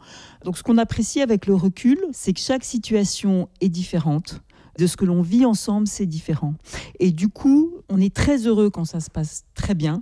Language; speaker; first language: French; native; French